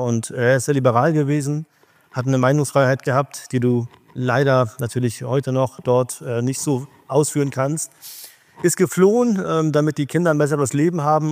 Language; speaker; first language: German; early bilingual, other home language; Urdu